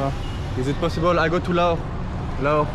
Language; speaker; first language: English; non-native, learner; French